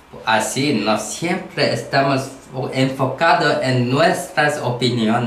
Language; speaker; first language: Spanish; non-native, learner; Korean